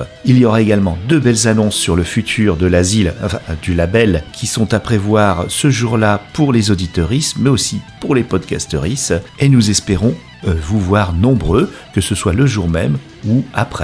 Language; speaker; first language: French; native; French